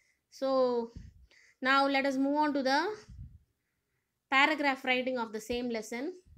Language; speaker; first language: English; non-native, local second language; Tamil